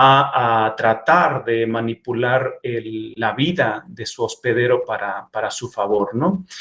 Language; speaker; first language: Spanish; native; Spanish